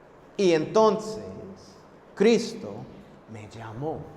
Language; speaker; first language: Spanish; non-native, fluent; English